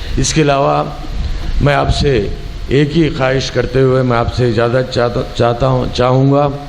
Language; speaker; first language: Urdu; native; Urdu